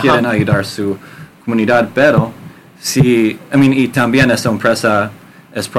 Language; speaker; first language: Spanish; non-native, learner; English